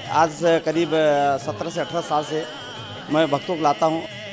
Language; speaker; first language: Hindi; native; Hindi